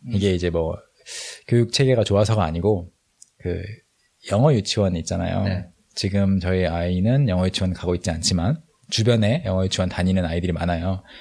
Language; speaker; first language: Korean; native; Korean